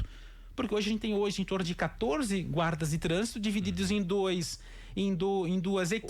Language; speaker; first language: Portuguese; native; Portuguese